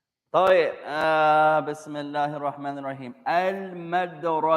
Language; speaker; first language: Arabic; non-native, fluent; English